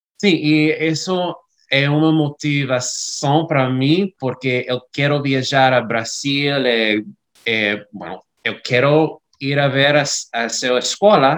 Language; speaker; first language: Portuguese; non-native, learner; English